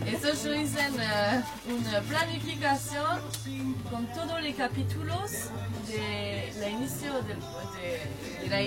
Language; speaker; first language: Spanish; non-native, learner; French